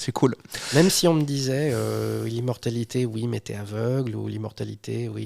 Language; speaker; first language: French; native; French